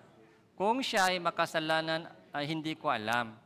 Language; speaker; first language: Filipino; non-native, fluent; Korean